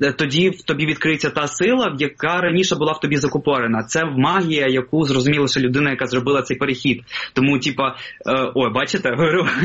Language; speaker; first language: Ukrainian; non-native, local second language; Russian